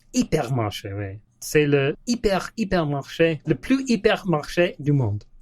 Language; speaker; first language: French; non-native, learner; English